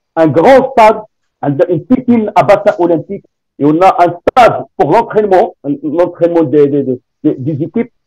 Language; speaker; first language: French; non-native, local second language; Arabic